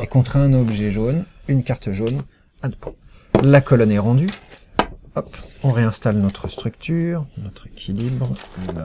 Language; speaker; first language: French; native; French